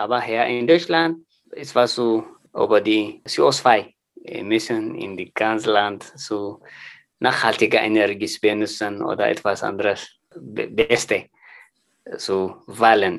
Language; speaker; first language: German; non-native, learner; Tigrinya